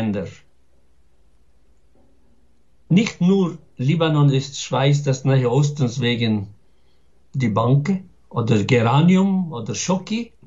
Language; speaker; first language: German; non-native, fluent; Arabic